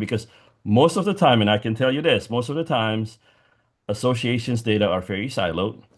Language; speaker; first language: English; non-native, fluent; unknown